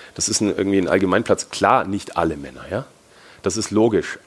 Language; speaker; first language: German; native; German